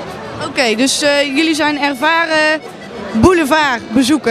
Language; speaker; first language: Dutch; native; Dutch